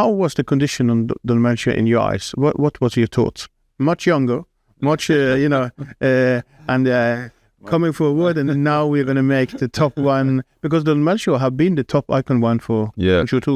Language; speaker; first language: English; non-native, fluent; Norwegian